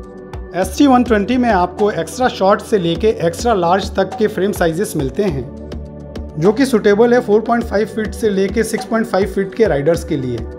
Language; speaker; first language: Hindi; native; Hindi